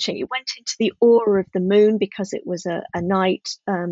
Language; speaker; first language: English; native; English